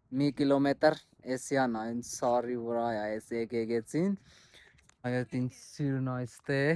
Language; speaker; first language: Armenian; non-native, learner; Hindi